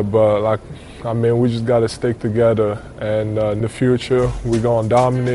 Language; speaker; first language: English; non-native, local second language; French